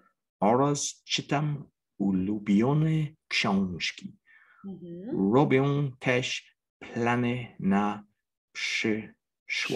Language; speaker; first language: Polish; non-native, learner; English